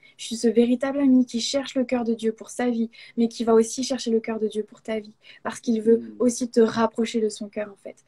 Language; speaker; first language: French; native; French